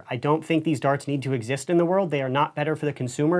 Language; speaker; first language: English; native; English